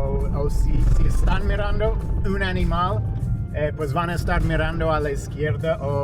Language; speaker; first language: Spanish; non-native, fluent; English